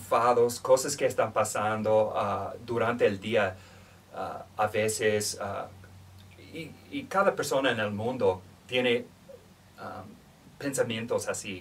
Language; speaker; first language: Spanish; non-native, fluent; English